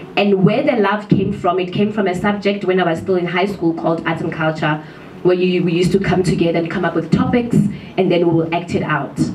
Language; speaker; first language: English; non-native, local second language; Southern Sotho